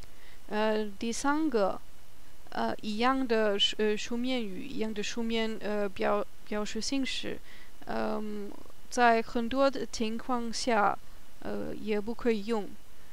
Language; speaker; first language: Chinese; non-native, learner; German